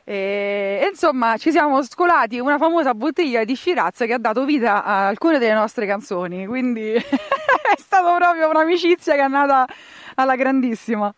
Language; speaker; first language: Italian; native; Italian